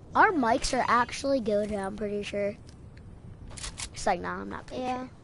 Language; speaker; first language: English; native; English